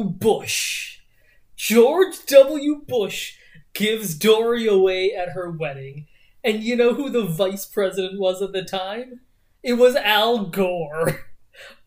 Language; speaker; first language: English; native; English